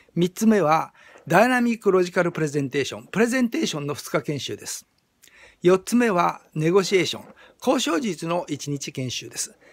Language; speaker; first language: Japanese; native; Japanese